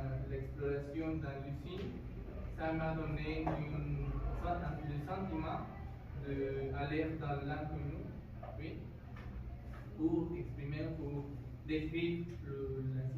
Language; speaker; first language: French; non-native, fluent; Spanish